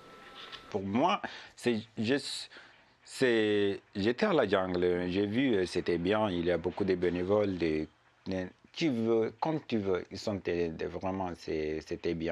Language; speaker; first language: French; non-native, learner; Arabic